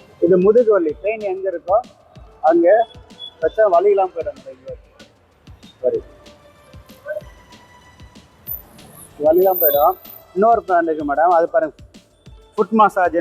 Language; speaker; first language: Tamil; native; Tamil